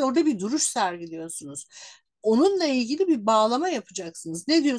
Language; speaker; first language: Turkish; native; Turkish